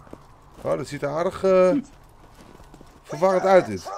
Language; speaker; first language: Dutch; native; Dutch